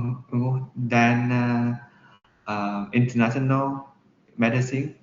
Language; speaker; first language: English; non-native, learner; Vietnamese